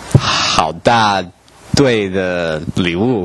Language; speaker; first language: Chinese; non-native, learner; English